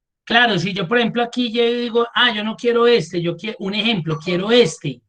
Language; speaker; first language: Spanish; native; Spanish